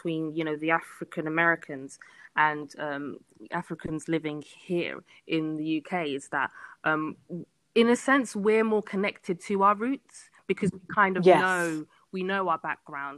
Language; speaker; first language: English; native; English